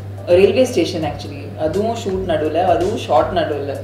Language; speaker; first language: English; non-native, local second language; Sindhi